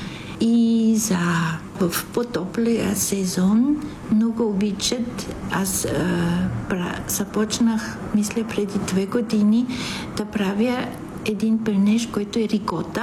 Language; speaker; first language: Bulgarian; non-native, fluent; Italian